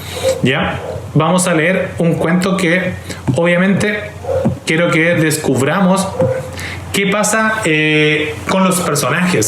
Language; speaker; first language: Spanish; native; Spanish